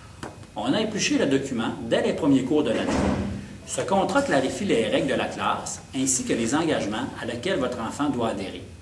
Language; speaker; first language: French; native; French